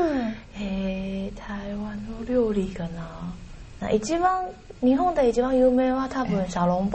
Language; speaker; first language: Japanese; non-native, learner; Chinese